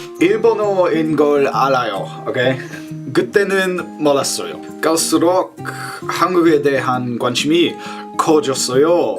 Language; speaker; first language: Korean; non-native, learner; English